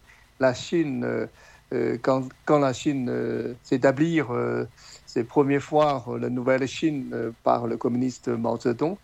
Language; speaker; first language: French; non-native, fluent; Chinese